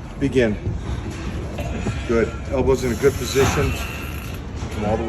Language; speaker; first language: English; native; English